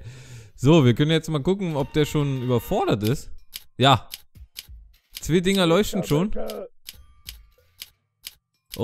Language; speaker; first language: German; native; German